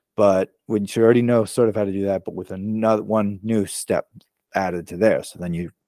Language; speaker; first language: English; native; English